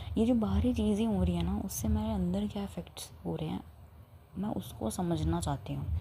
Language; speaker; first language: Hindi; non-native, local second language; Marwari